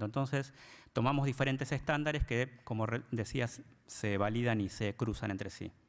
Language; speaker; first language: Spanish; native; Spanish